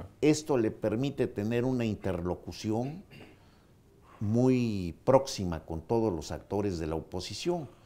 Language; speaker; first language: Spanish; native; Spanish